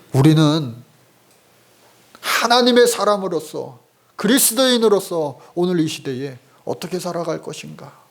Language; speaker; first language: Korean; native; Korean